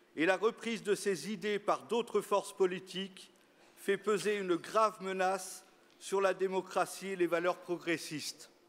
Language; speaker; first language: French; native; French